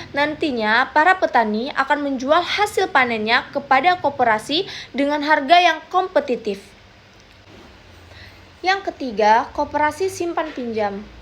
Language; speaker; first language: Indonesian; native; Indonesian